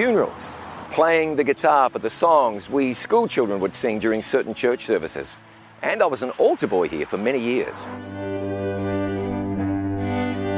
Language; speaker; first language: English; native; English